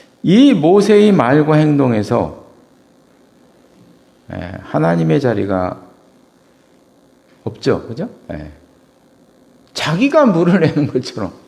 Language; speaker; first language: Korean; native; Korean